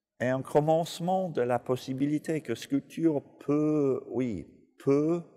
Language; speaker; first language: French; non-native, fluent; English